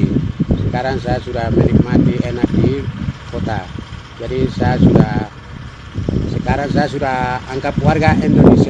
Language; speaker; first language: Indonesian; non-native, local second language; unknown